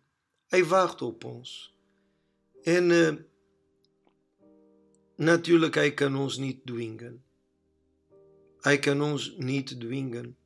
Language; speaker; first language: Dutch; non-native, learner; Portuguese